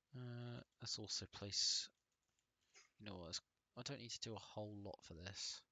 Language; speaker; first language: English; native; English